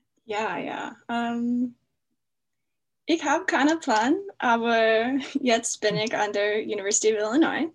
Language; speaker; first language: German; non-native, fluent; English